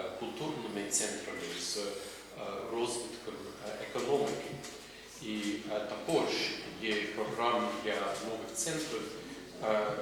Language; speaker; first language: Ukrainian; non-native, fluent; English